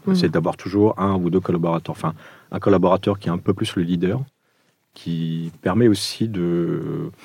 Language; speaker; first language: French; early bilingual, other home language; Portuguese